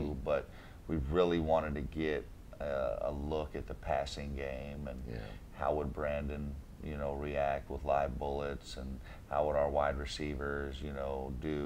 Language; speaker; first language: English; native; English